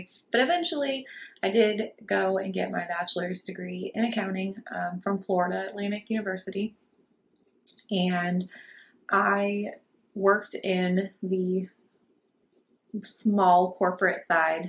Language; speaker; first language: English; native; English